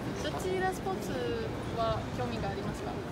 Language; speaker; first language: Japanese; non-native, learner; Polish